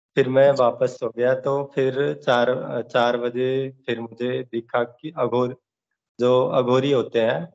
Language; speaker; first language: Hindi; native; Hindi